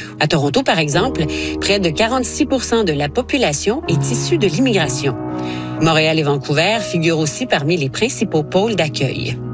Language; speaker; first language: French; native; French